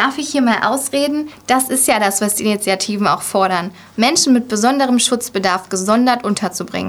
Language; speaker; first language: German; native; German